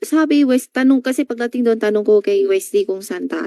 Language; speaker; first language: Filipino; non-native, learner; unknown